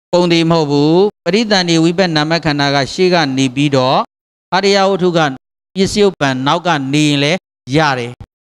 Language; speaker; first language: Burmese; native; Burmese